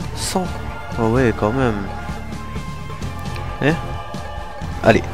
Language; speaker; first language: French; native; French